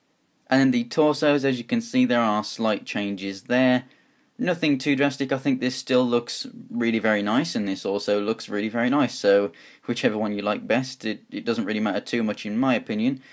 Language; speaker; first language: English; native; English